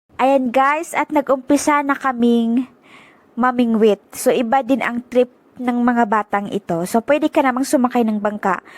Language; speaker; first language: Filipino; non-native, local second language; Cebuano